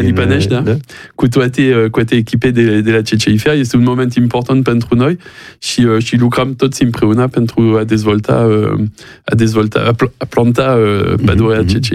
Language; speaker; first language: Romanian; non-native, learner; French